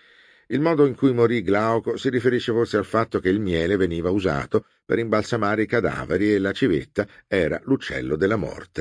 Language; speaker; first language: Italian; native; Italian